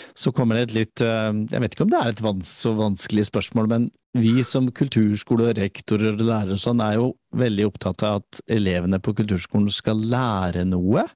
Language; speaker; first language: Norwegian; native; Norwegian